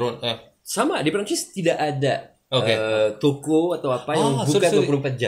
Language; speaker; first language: Indonesian; non-native, learner; French